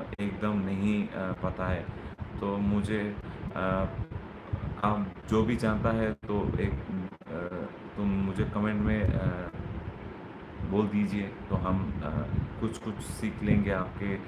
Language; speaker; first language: Hindi; non-native, learner; Bangla